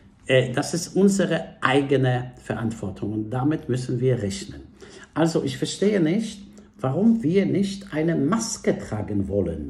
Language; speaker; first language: German; non-native, fluent; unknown